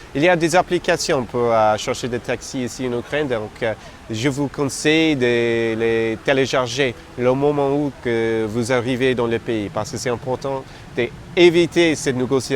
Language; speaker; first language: French; non-native, fluent; English